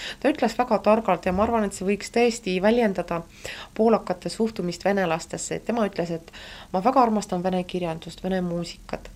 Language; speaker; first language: Estonian; non-native, local second language; Russian